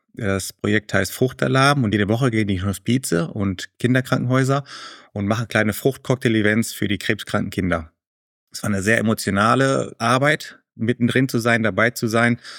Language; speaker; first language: German; early bilingual, other home language; Spanish